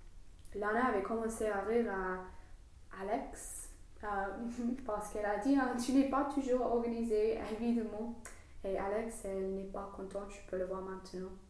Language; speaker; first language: French; non-native, learner; English